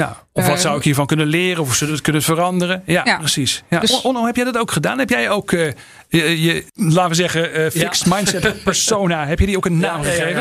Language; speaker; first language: Dutch; native; Dutch